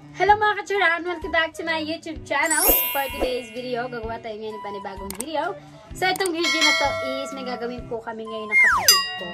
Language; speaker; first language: Filipino; native; Filipino